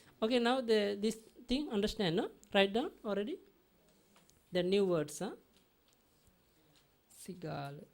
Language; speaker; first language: English; non-native, learner; Sinhala